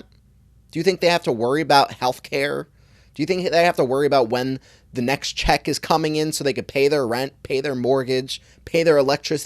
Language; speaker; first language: English; native; English